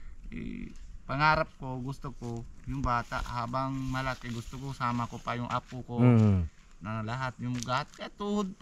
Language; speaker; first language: Filipino; non-native, fluent; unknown